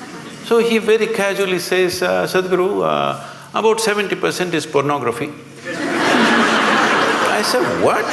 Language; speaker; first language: English; non-native, local second language; Kannada